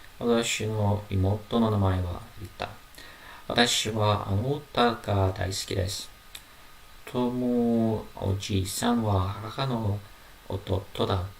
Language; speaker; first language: Japanese; non-native, learner; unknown